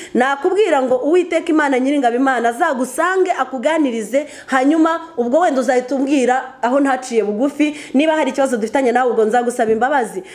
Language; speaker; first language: Kinyarwanda; early bilingual, heritage; Kinyarwanda